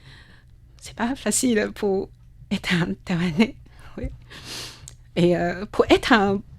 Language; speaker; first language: French; non-native, fluent; Chinese